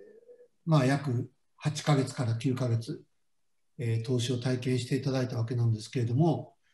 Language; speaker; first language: Japanese; native; Japanese